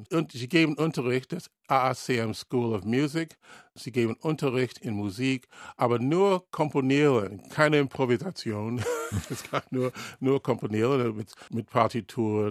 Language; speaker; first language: German; non-native, learner; English